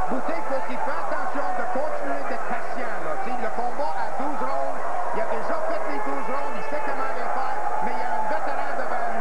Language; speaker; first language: French; native; French